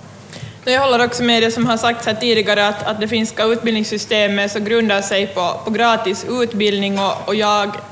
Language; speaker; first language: Swedish; native; Swedish